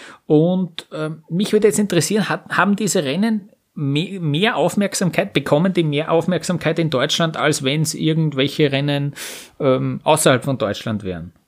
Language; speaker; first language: German; native; German